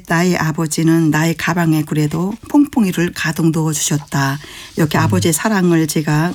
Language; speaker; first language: Korean; native; Korean